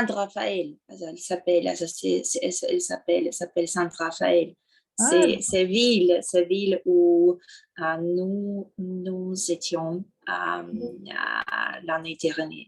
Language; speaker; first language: French; non-native, learner; Russian